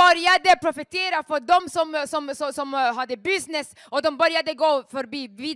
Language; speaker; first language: Swedish; non-native, fluent; Rundi